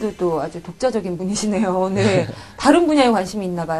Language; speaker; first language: Korean; native; Korean